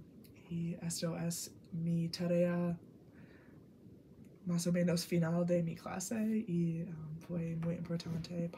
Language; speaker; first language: Spanish; non-native, learner; English